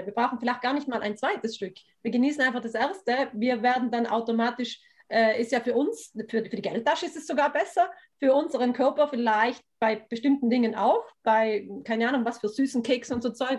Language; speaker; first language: German; native; German